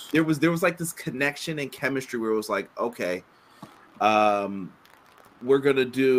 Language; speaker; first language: English; native; English